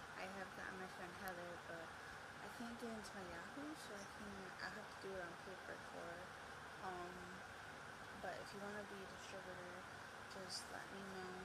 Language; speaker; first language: English; native; English